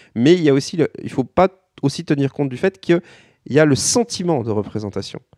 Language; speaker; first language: French; native; French